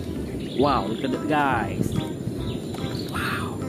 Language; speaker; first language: English; non-native, learner; Indonesian